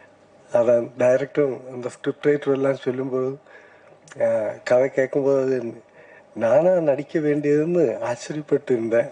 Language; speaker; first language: Tamil; non-native, learner; Malayalam